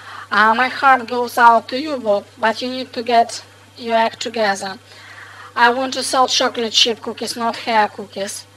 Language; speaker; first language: English; non-native, fluent; Russian